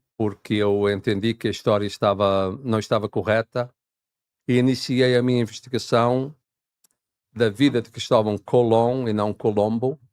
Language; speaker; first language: Portuguese; native; Portuguese